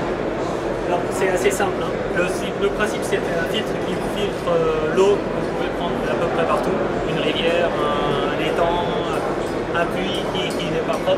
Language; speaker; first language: French; native; French